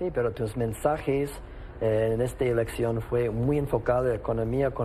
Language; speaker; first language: Spanish; non-native, fluent; English